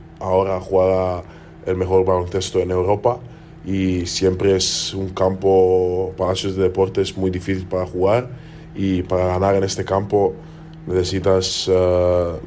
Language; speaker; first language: Spanish; non-native, learner; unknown